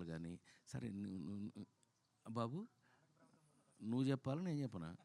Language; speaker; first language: Telugu; native; Telugu